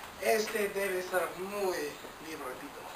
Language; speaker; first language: Spanish; non-native, learner; English